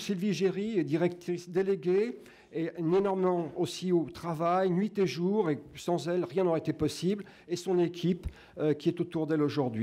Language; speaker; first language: French; native; French